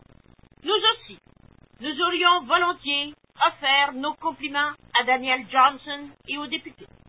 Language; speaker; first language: French; native; French